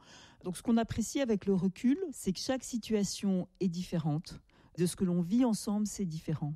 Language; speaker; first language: French; native; French